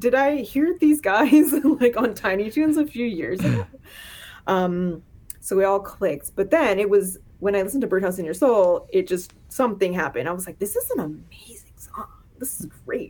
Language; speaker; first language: English; native; English